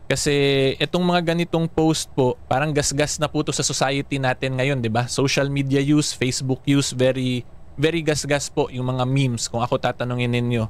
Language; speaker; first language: Filipino; non-native, local second language; Cebuano